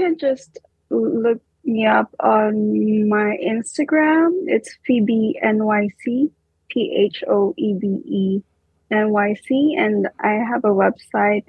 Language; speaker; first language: English; non-native, local second language; Filipino